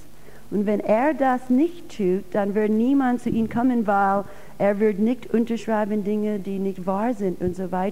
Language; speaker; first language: German; non-native, fluent; English